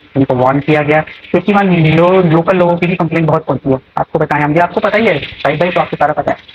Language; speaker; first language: Hindi; native; Hindi